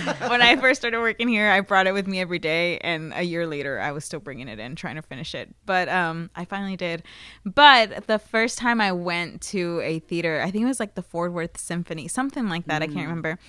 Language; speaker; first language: English; early bilingual, other home language; Spanish